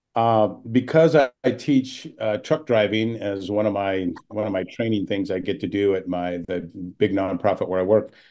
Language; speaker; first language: English; native; English